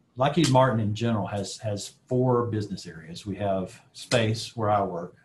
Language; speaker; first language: English; native; English